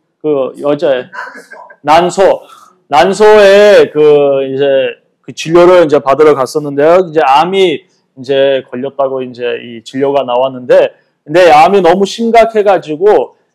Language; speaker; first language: Korean; non-native, fluent; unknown